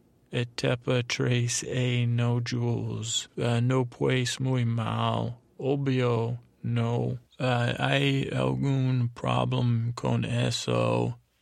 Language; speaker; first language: Spanish; non-native, learner; English